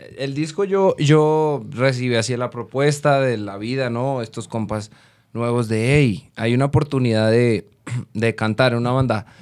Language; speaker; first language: Spanish; native; Spanish